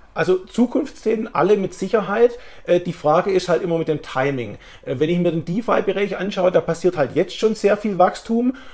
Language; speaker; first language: German; early bilingual, heritage; German